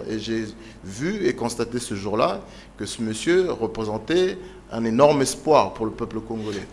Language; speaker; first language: French; non-native, local second language; Lingala